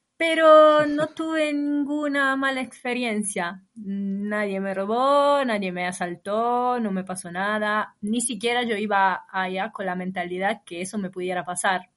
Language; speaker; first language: Spanish; non-native, fluent; Italian